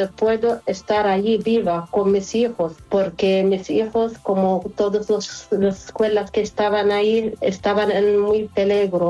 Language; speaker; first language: Spanish; non-native, fluent; Arabic